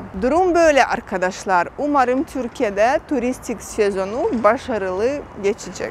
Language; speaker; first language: Turkish; non-native, fluent; Russian